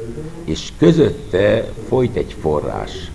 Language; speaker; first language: Hungarian; non-native, fluent; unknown